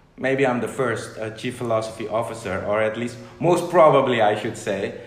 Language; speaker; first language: English; non-native, fluent; Dutch